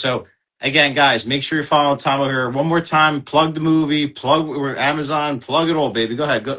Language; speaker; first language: English; native; English